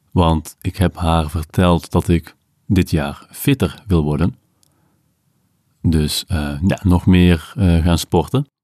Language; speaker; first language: Dutch; native; Dutch